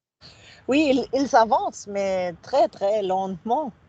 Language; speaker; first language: French; non-native, fluent; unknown